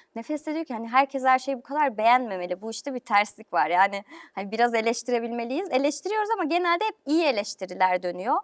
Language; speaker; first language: Turkish; native; Turkish